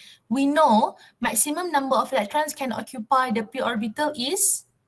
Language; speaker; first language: English; non-native, local second language; Malay